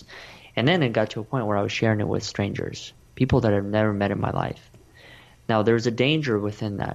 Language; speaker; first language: English; early bilingual, other home language; Russian